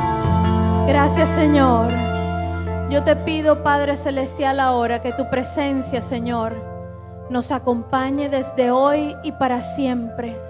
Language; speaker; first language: Spanish; native; Spanish